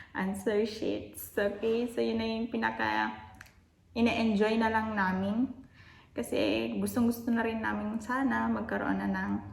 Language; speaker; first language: Filipino; non-native, local second language; Iloko